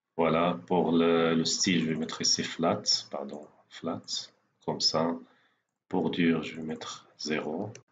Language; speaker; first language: French; non-native, local second language; Arabic